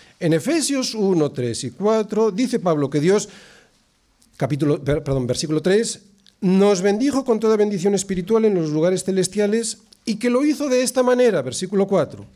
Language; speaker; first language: Spanish; native; Spanish